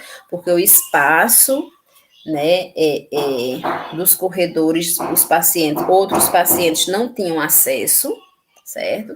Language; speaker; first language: Portuguese; native; Portuguese